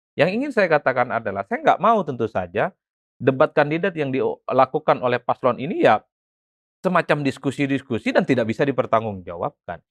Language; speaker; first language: Indonesian; non-native, local second language; Madurese